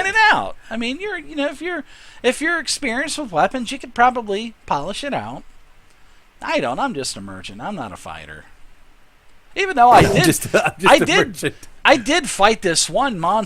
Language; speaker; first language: English; native; English